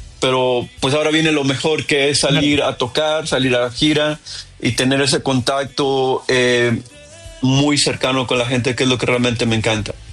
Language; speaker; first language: Spanish; early bilingual, heritage; Spanish